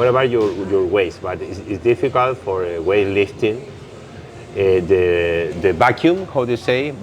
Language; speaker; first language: English; non-native, local second language; Spanish